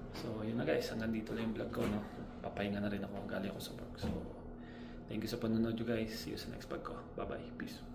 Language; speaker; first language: Filipino; native; Filipino